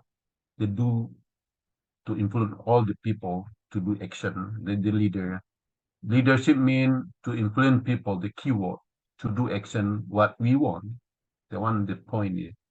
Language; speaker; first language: English; non-native, learner; Indonesian